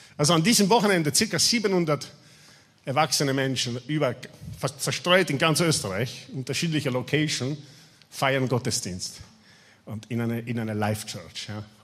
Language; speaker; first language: German; non-native, fluent; Italian